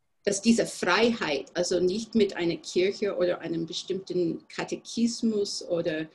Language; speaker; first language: German; non-native, fluent; English